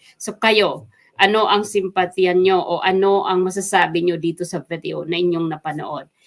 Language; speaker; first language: Filipino; non-native, local second language; Waray